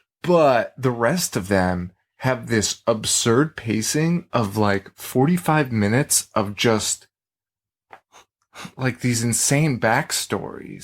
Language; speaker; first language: English; native; English